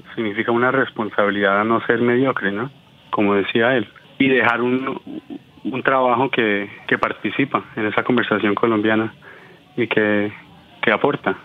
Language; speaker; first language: Spanish; early bilingual, heritage; Spanish